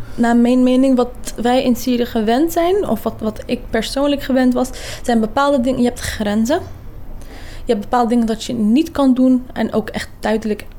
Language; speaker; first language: Dutch; early bilingual, other home language; Kurdish